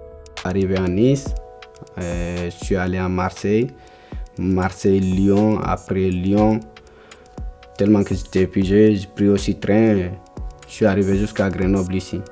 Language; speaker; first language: French; non-native, learner; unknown